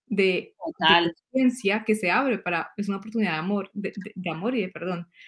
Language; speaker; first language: Spanish; native; Spanish